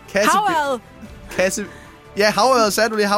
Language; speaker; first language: Danish; native; Danish